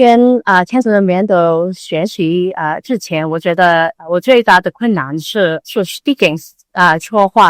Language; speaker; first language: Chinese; non-native, learner; Cantonese